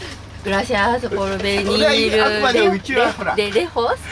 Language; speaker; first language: Spanish; non-native, learner; Japanese